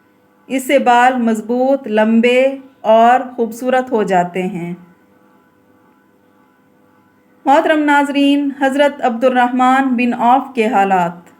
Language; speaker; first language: Urdu; native; Urdu